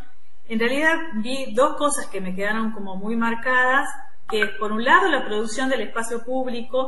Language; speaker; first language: Spanish; native; Spanish